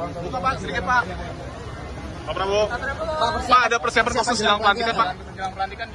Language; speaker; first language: Indonesian; native; Indonesian